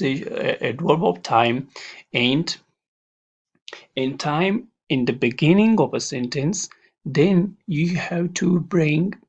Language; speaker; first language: English; non-native, fluent; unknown